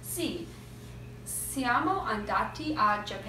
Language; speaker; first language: Italian; non-native, learner; English